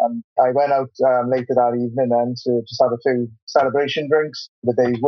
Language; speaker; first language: English; native; English